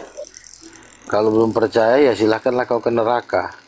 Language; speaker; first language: Malay; native; Malay